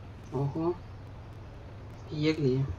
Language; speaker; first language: Polish; native; Polish